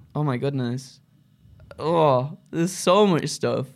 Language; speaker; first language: English; native; English